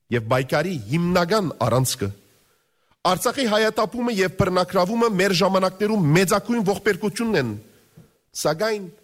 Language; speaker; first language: Armenian; native; Armenian